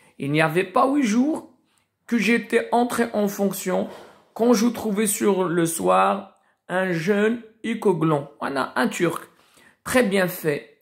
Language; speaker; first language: French; non-native, local second language; Arabic